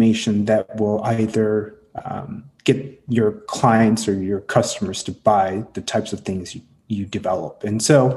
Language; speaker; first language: English; early bilingual, other home language; Hmong